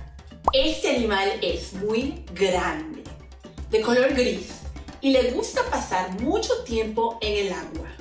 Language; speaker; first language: Spanish; non-native, fluent; English